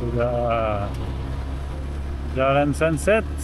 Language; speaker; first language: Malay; non-native, learner; French